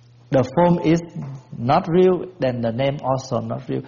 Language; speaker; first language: English; non-native, fluent; Vietnamese